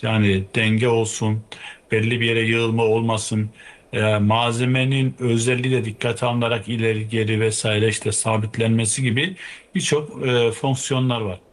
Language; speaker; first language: Turkish; native; Turkish